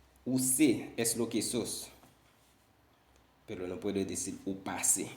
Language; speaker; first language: Spanish; non-native, fluent; Haitian Creole